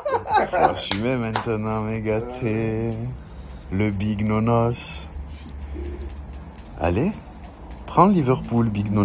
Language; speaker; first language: French; native; French